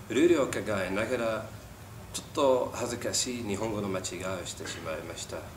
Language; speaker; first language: Japanese; non-native, learner; Dutch